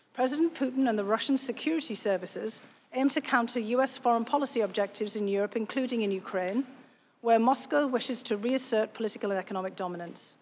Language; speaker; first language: English; native; English